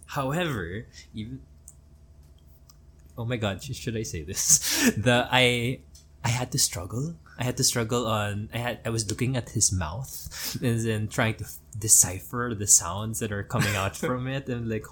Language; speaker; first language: English; non-native, local second language; Filipino